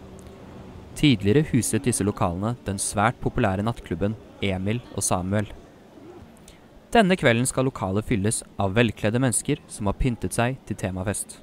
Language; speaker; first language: Norwegian; native; Norwegian